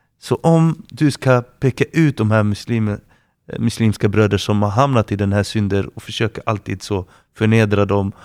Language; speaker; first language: Swedish; non-native, fluent; Arabic